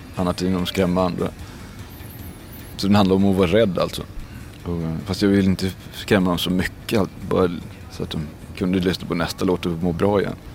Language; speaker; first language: Swedish; native; Swedish